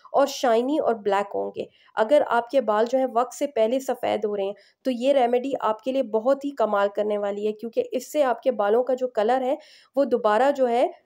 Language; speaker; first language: Urdu; native; Urdu